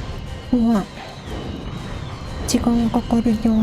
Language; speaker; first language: Japanese; non-native, learner; English